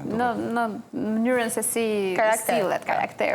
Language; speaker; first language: Albanian; native; Albanian